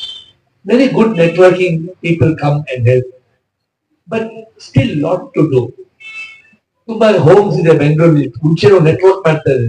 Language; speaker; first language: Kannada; non-native, local second language; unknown